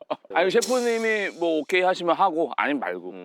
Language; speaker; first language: Korean; native; Korean